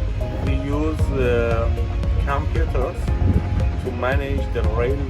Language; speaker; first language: English; non-native, learner; Persian